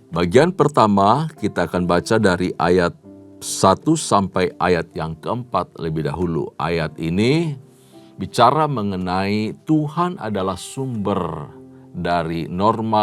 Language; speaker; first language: Indonesian; native; Indonesian